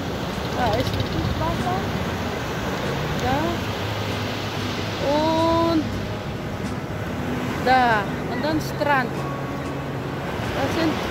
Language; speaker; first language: German; non-native, learner; Filipino